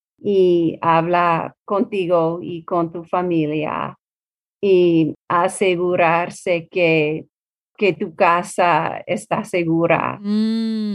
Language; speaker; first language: Spanish; non-native, learner; English